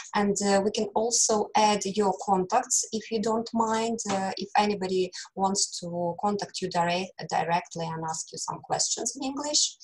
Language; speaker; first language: English; non-native, fluent; Russian